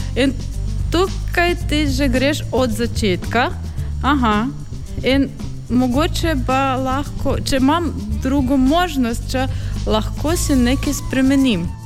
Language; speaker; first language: Slovenian; non-native, fluent; Russian